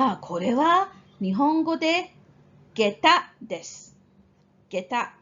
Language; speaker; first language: Japanese; non-native, fluent; English